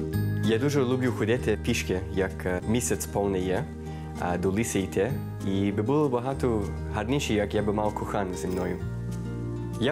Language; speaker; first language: Ukrainian; early bilingual, heritage; Ukrainian